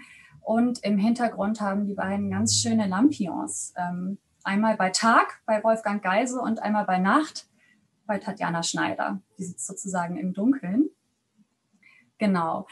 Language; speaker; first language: German; native; German